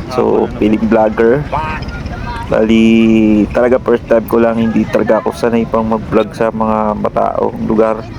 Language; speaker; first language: Filipino; native; Filipino